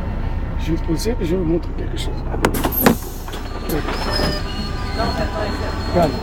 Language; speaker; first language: French; non-native, fluent; Portuguese